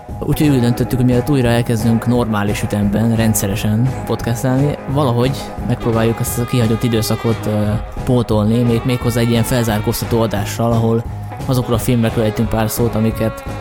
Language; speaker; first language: Hungarian; native; Hungarian